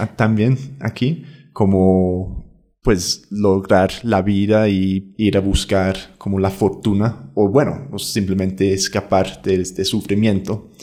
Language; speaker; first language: Spanish; non-native, fluent; English